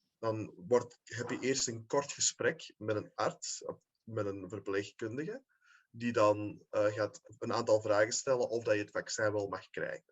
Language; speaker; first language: Dutch; native; Dutch